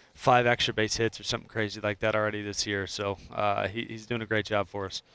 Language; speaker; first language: English; native; English